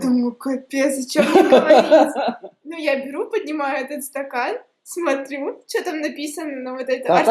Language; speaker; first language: Russian; native; Russian